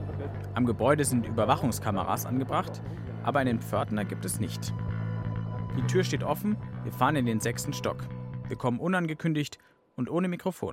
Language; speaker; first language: German; native; German